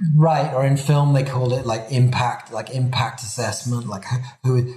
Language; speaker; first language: English; native; English